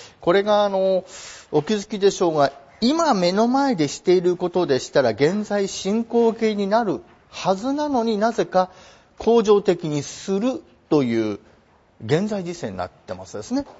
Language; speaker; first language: Japanese; native; Japanese